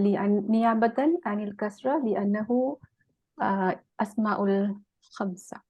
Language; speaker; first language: Arabic; non-native, learner; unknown